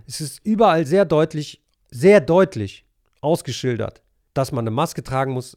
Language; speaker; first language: German; early bilingual, other home language; Polish